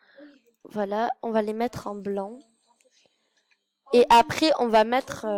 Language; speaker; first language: French; native; French